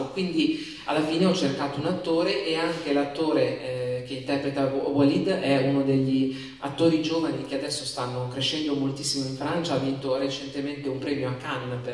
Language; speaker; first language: Italian; native; Italian